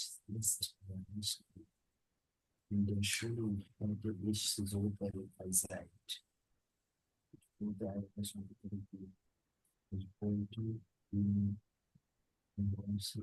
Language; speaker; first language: German; non-native, learner; Bangla